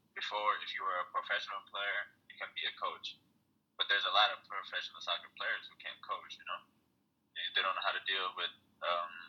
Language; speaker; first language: English; non-native, fluent; Amharic